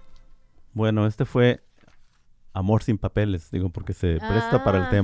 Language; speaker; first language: Spanish; native; Spanish